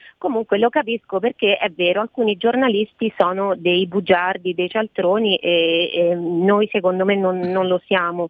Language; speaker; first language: Italian; native; Italian